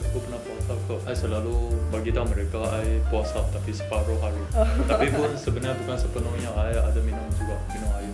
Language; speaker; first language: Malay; non-native, local second language; Chinese